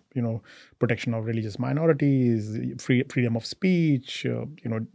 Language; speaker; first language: English; non-native, local second language; Hindi